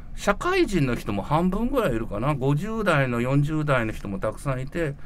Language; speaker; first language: Japanese; native; Japanese